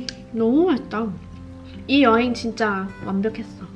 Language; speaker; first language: Korean; non-native, fluent; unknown